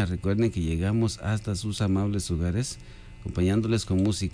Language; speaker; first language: Spanish; native; Spanish